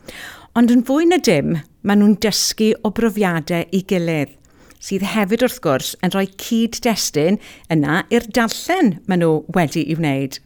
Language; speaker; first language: Welsh; native; Welsh